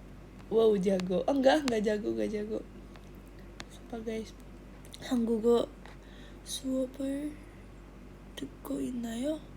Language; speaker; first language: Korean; non-native, learner; Indonesian